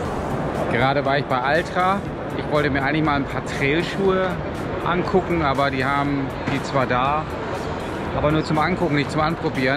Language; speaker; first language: German; native; German